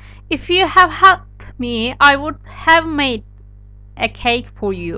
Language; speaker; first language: English; non-native, fluent; Turkish